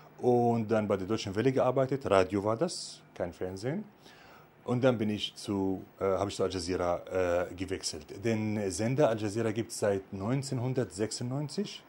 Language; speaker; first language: German; non-native, fluent; Arabic